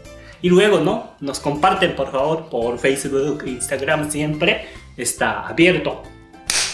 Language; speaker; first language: Spanish; non-native, learner; Japanese